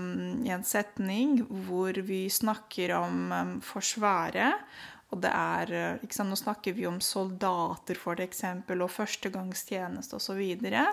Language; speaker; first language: Norwegian; non-native, fluent; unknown